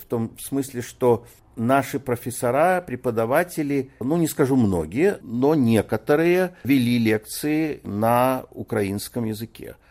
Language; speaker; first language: Russian; native; Russian